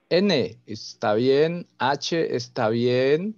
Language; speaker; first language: Spanish; non-native, fluent; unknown